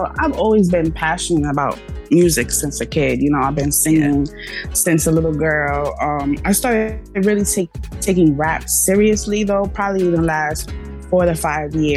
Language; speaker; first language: English; native; English